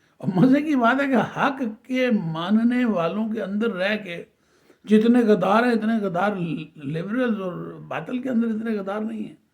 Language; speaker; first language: Urdu; non-native, local second language; Punjabi